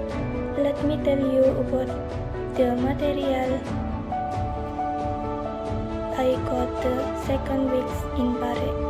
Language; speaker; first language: English; non-native, learner; Indonesian